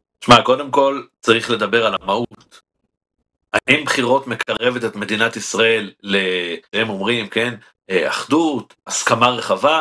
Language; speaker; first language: Hebrew; native; Hebrew